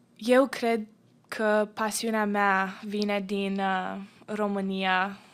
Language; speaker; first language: Romanian; early bilingual, heritage; Romanian